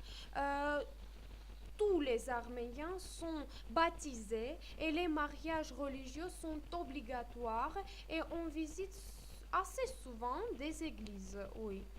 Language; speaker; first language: French; non-native, fluent; Armenian